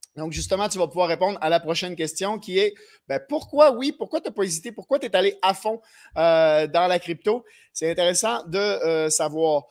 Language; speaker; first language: French; native; French